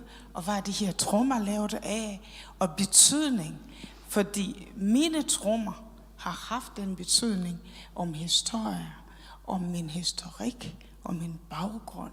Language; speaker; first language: Danish; non-native, fluent; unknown